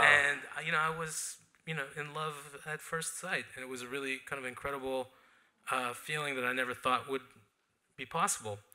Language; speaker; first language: English; native; English